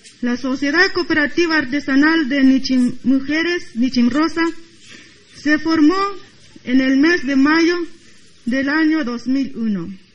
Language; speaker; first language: Spanish; non-native, local second language; Tzotzil